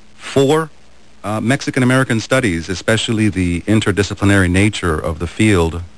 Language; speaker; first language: English; early bilingual, other home language; Spanish